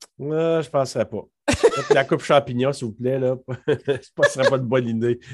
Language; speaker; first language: French; native; French